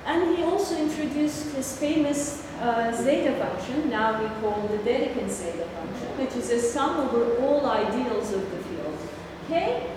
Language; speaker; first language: English; non-native, fluent; Turkish